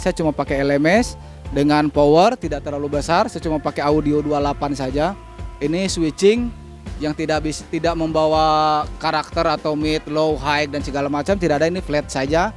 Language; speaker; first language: Indonesian; native; Indonesian